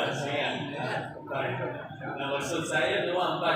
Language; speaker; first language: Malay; non-native, learner; Arabic